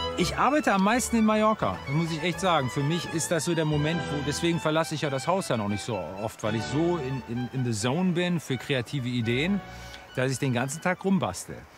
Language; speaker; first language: German; native; German